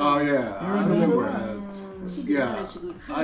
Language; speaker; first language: English; non-native, learner; Korean